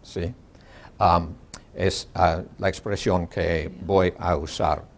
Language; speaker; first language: Spanish; non-native, learner; English